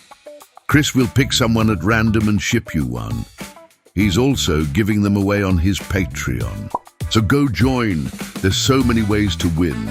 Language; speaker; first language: English; native; English